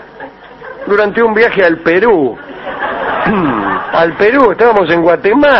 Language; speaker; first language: Spanish; native; Spanish